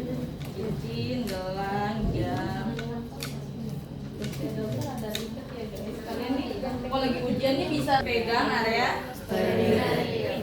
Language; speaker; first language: Indonesian; native; Indonesian